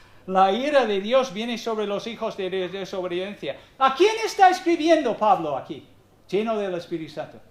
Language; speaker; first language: Spanish; non-native, fluent; English